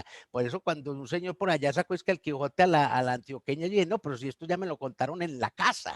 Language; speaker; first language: Spanish; native; Spanish